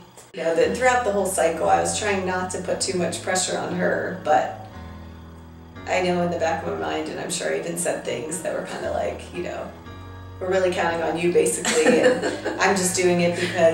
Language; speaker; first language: English; native; English